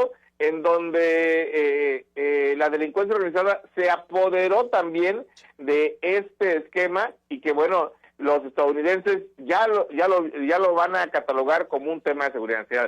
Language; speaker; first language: Spanish; native; Spanish